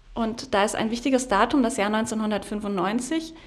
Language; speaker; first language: German; native; German